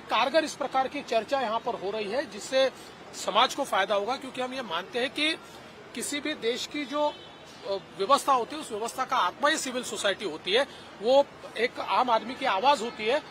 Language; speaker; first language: Hindi; non-native, local second language; Marathi